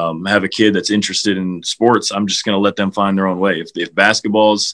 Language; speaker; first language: English; native; English